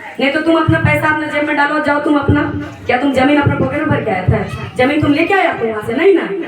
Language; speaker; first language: Hindi; native; Hindi